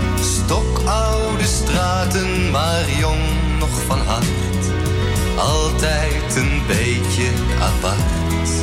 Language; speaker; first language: Dutch; non-native, learner; Spanish